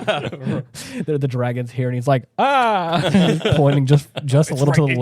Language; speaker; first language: English; native; English